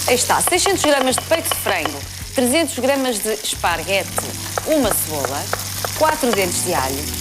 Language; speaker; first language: Portuguese; native; Portuguese